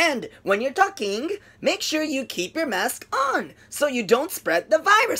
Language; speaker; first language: English; early bilingual, other home language; Japanese